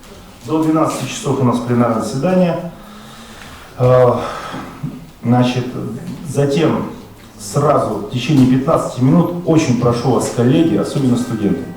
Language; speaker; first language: Russian; native; Russian